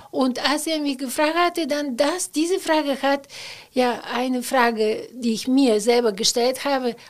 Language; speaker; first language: German; non-native, fluent; Bulgarian